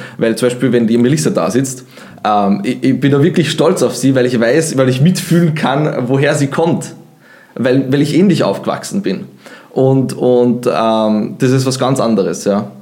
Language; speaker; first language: German; early bilingual, other home language; Bosnian